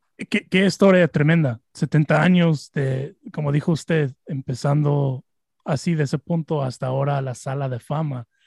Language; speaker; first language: Spanish; early bilingual, heritage; Spanish